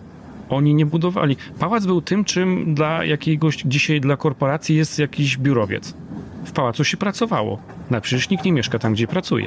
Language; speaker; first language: Polish; native; Polish